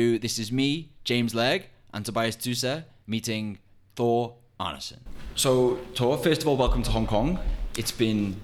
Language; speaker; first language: English; native; English